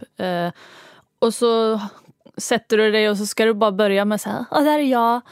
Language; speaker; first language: Swedish; early bilingual, other home language; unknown